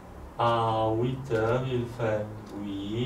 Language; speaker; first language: French; non-native, learner; Polish